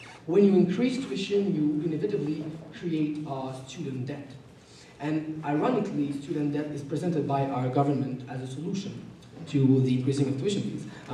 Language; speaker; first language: English; non-native, fluent; French